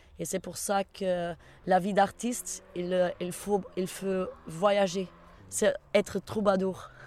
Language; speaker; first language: French; non-native, fluent; Portuguese